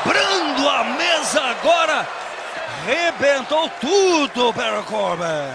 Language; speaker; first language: Portuguese; native; Portuguese